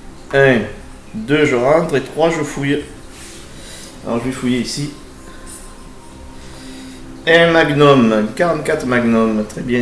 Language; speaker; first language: French; native; French